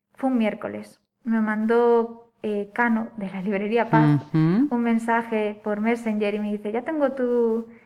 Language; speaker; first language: Spanish; native; Spanish